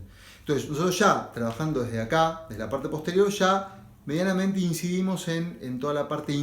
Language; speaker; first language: Spanish; native; Spanish